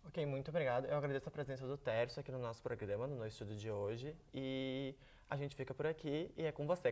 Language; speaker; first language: Portuguese; native; Portuguese